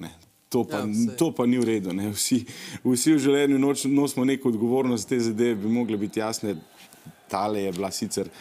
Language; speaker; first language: Slovenian; native; Slovenian